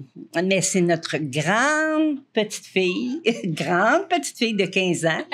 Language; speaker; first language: French; native; French